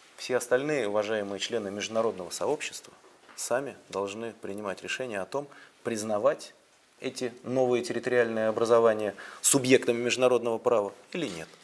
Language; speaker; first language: Russian; native; Russian